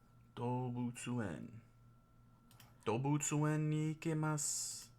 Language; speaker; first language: Japanese; non-native, learner; English